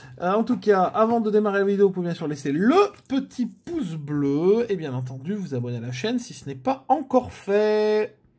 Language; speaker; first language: French; native; French